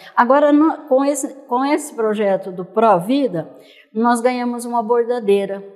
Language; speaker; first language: Portuguese; native; Portuguese